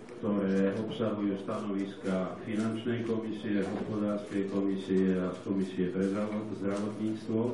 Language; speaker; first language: Slovak; native; Slovak